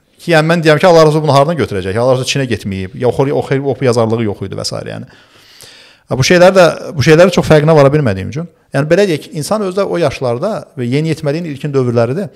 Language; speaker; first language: Azerbaijani; early bilingual, other home language; Turkish